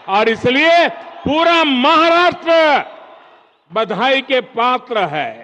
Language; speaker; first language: Hindi; non-native, local second language; Gujarati